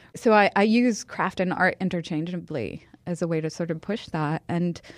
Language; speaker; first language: English; native; English